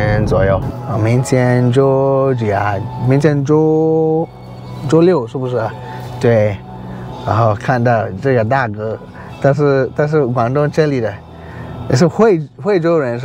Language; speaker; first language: Chinese; non-native, learner; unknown